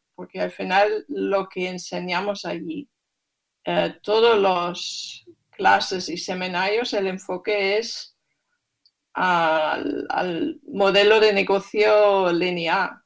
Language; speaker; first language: Spanish; non-native, fluent; German